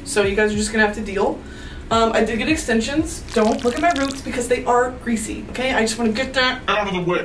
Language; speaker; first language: English; native; English